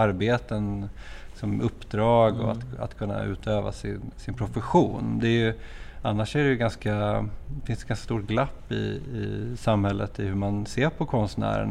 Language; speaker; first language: Swedish; native; Swedish